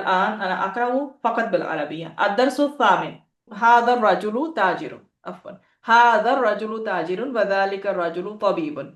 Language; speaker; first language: Arabic; non-native, fluent; Urdu